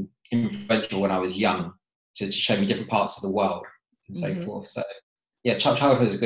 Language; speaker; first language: English; native; English